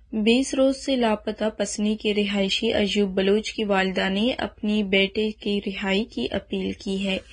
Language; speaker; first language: Urdu; non-native, local second language; Baluchi